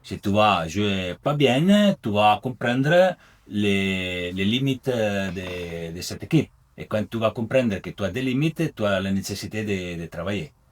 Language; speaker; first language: French; non-native, learner; Italian